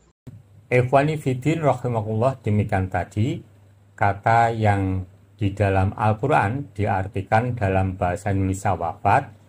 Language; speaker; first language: Indonesian; native; Indonesian